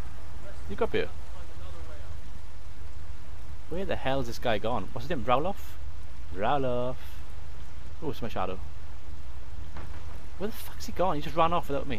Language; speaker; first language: English; native; English